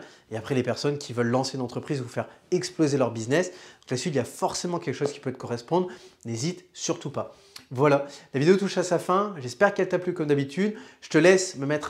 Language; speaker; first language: French; native; French